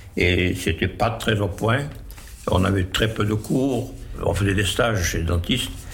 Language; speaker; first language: French; native; French